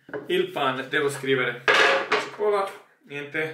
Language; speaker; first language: Italian; non-native, learner; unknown